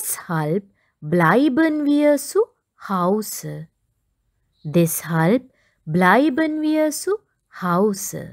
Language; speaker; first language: German; non-native, learner; Sinhala